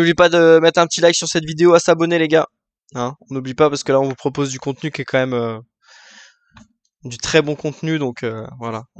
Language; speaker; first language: French; native; French